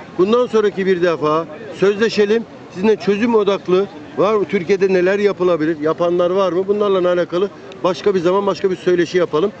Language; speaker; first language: Turkish; native; Turkish